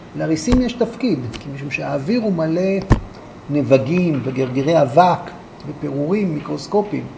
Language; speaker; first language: Hebrew; native; Hebrew